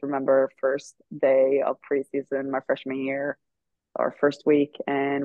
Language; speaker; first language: English; non-native, fluent; Swedish